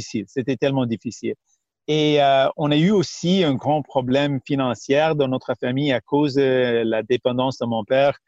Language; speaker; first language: French; non-native, local second language; Punjabi